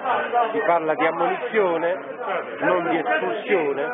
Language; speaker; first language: Italian; native; Italian